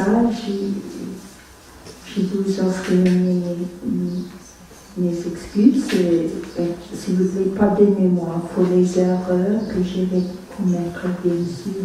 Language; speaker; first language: French; non-native, fluent; Vietnamese